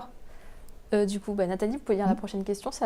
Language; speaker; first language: French; native; French